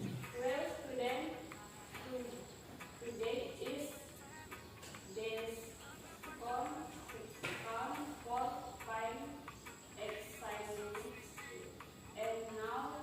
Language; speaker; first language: English; non-native, learner; Indonesian